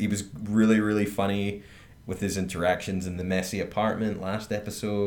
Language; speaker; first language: English; native; English